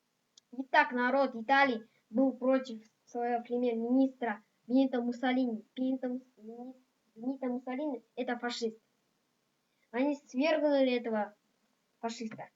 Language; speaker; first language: Russian; non-native, local second language; Kazakh